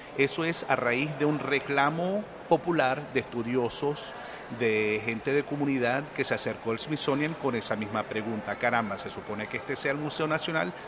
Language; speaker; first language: Spanish; native; Spanish